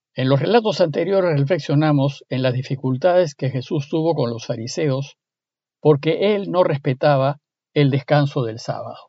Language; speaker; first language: Spanish; native; Spanish